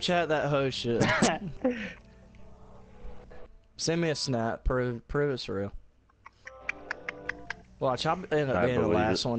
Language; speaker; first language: English; native; English